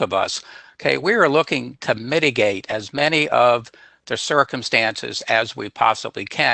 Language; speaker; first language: English; native; English